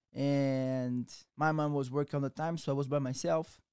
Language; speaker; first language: English; non-native, learner; Portuguese